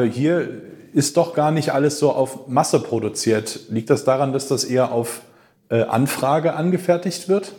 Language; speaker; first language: German; native; German